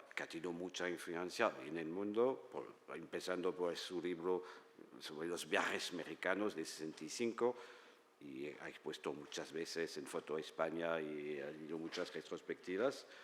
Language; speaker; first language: Spanish; non-native, fluent; French